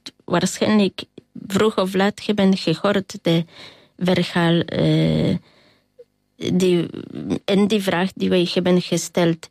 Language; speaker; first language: Dutch; non-native, learner; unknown